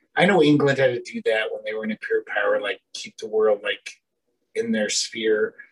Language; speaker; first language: English; native; English